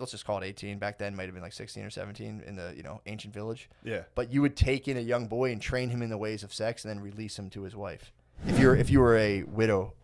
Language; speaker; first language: English; native; English